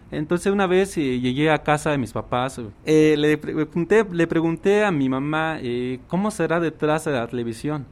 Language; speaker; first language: Spanish; non-native, local second language; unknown